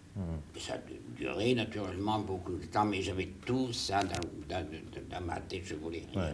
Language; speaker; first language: French; non-native, fluent; German